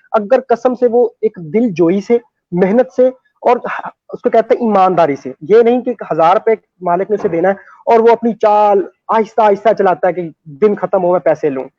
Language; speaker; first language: Hindi; non-native, local second language; Punjabi